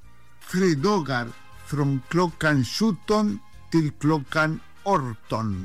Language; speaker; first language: Swedish; non-native, fluent; Spanish